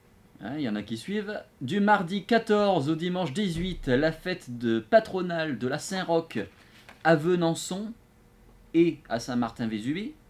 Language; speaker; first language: French; native; French